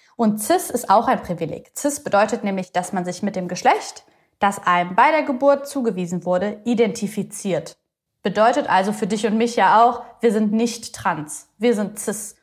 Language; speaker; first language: German; early bilingual, other home language; Bulgarian